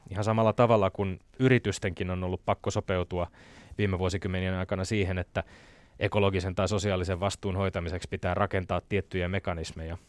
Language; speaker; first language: Finnish; native; Finnish